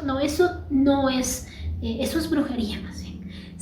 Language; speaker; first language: Spanish; native; Spanish